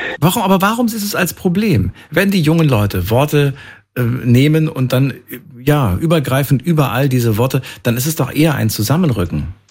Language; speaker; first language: German; native; German